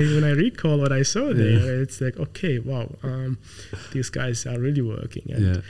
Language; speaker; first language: English; non-native, fluent; Arabic